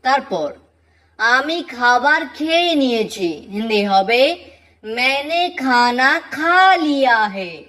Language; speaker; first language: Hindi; non-native, fluent; Bangla